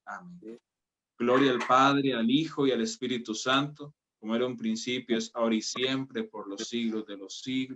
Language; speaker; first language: Spanish; native; Spanish